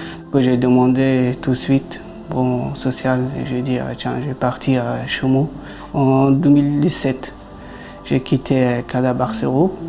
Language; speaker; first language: French; non-native, learner; Persian